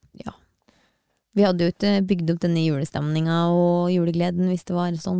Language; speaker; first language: Norwegian; native; Norwegian